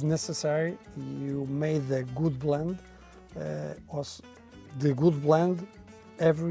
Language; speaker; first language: English; non-native, learner; Portuguese